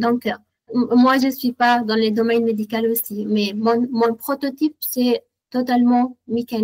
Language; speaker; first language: French; non-native, fluent; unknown